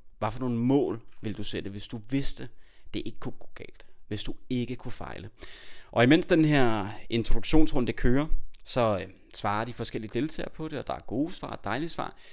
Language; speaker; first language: Danish; native; Danish